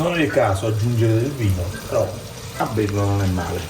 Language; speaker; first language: Italian; native; Italian